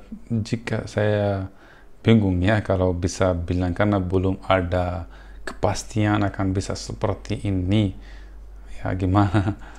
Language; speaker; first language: Indonesian; non-native, fluent; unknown